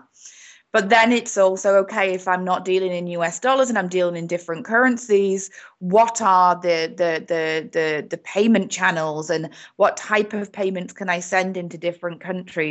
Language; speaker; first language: English; native; English